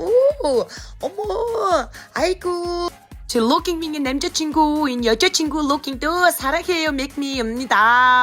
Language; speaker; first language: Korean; non-native, learner; Mongolian